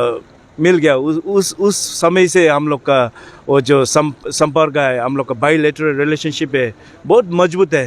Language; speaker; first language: Hindi; non-native, fluent; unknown